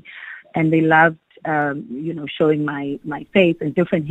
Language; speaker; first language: English; non-native, local second language; Xhosa